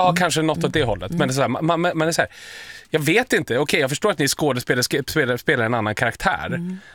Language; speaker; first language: Swedish; native; Swedish